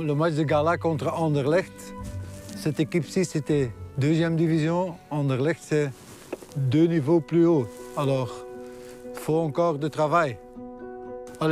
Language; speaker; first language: French; non-native, local second language; Dutch